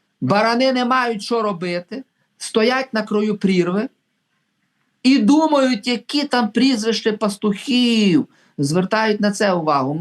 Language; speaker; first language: Ukrainian; native; Ukrainian